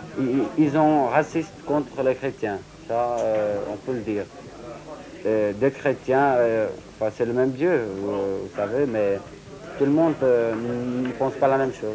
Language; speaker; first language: French; non-native, learner; Syriac